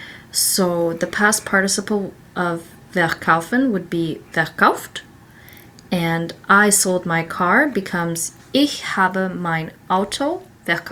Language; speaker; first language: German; non-native, learner; English